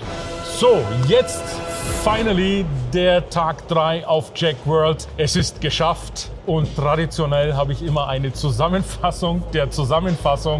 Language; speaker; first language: German; native; German